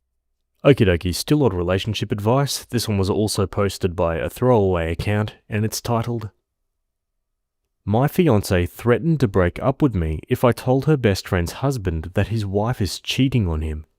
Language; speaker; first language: English; native; English